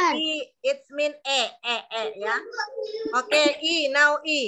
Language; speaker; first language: English; non-native, learner; Indonesian